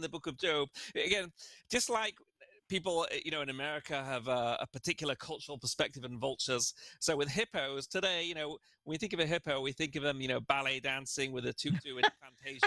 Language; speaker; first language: English; native; English